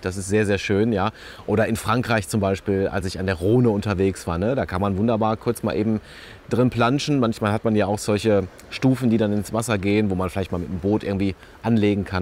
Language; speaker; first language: German; native; German